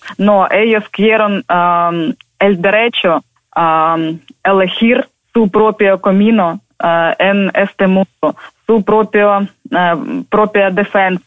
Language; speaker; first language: Spanish; non-native, fluent; Ukrainian